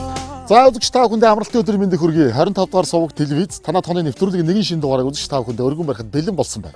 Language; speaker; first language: Mongolian; native; Mongolian